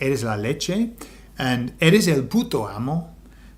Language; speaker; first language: Spanish; non-native, fluent; English